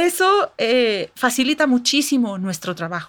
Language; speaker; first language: Spanish; native; Spanish